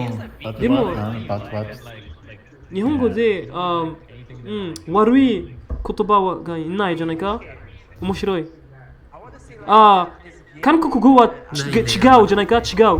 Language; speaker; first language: Japanese; non-native, learner; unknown